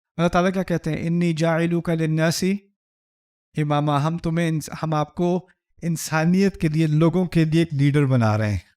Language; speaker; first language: Urdu; early bilingual, heritage; Urdu